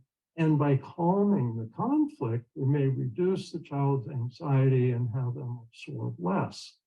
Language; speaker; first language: English; native; English